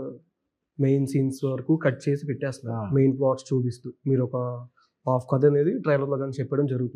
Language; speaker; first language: Telugu; native; Telugu